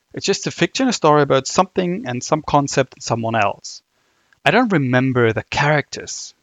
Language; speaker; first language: English; non-native, fluent; German